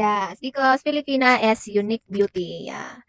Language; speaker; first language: English; non-native, local second language; Cebuano